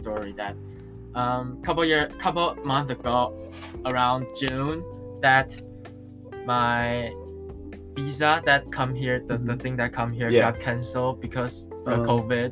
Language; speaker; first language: English; non-native, learner; Chinese